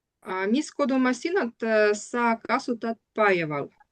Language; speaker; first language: Estonian; non-native, learner; Russian